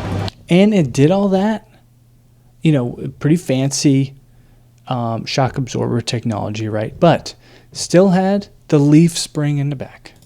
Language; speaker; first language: English; native; English